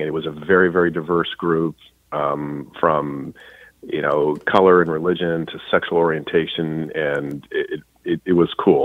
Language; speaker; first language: English; native; English